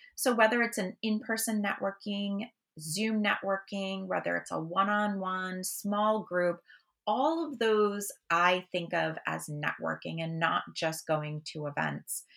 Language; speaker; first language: English; native; English